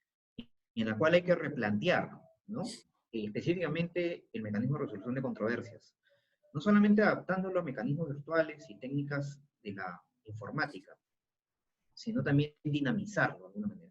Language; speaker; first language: Spanish; native; Spanish